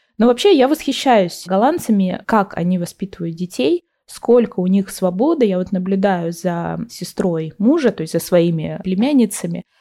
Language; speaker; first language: Russian; native; Russian